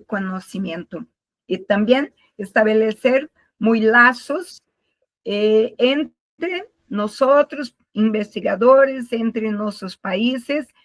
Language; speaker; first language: Spanish; non-native, learner; Portuguese